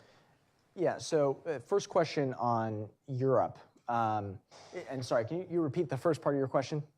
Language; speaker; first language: English; native; English